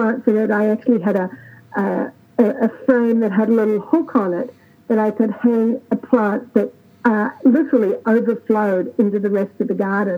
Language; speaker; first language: English; native; English